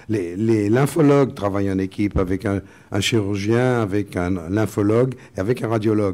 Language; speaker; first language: French; native; French